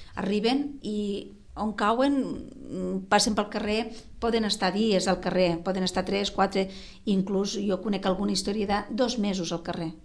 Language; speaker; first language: Catalan; non-native, local second language; Spanish